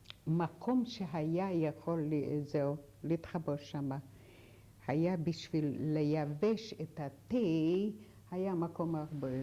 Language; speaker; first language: Hebrew; non-native, fluent; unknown